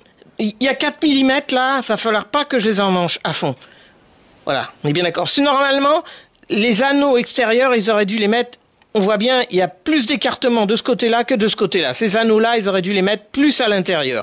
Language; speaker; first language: French; native; French